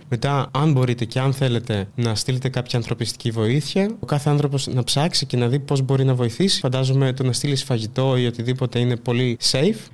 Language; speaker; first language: Greek; early bilingual, other home language; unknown